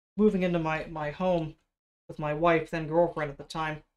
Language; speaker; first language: English; native; English